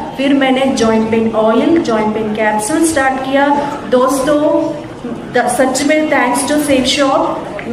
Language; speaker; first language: Hindi; non-native, local second language; Kannada